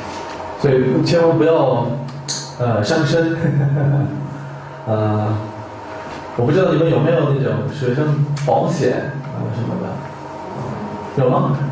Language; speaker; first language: Chinese; non-native, fluent; Korean